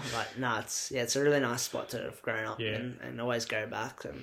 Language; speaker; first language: English; native; English